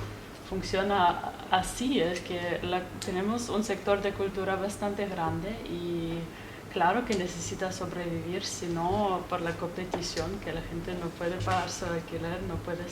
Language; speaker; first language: Spanish; non-native, fluent; German